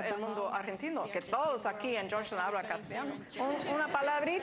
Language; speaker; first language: Spanish; non-native, fluent; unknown